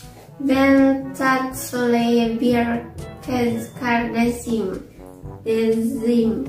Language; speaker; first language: Turkish; non-native, learner; Indonesian